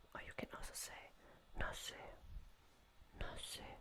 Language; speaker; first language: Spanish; non-native, learner; German